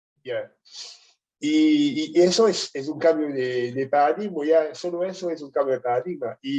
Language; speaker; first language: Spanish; non-native, fluent; French